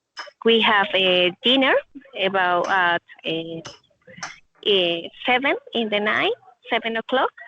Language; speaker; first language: English; non-native, learner; Spanish